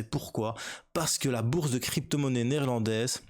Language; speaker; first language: French; native; French